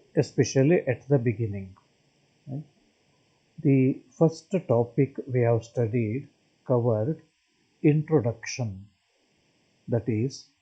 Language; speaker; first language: English; non-native, local second language; Kannada